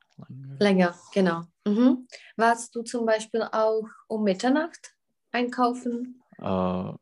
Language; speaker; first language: German; non-native, fluent; Czech